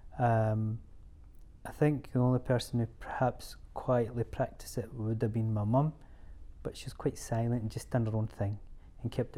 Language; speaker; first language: English; native; English